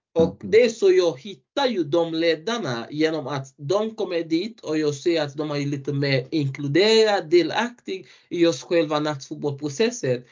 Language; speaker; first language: Swedish; non-native, fluent; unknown